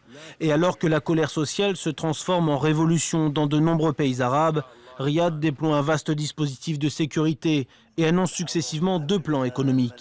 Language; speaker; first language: French; native; French